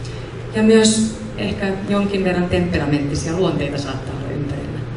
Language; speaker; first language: Finnish; native; Finnish